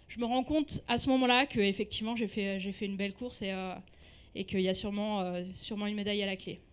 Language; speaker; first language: French; native; French